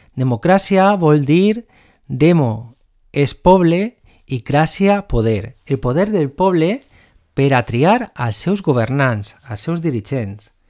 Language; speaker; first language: Catalan; non-native, local second language; Spanish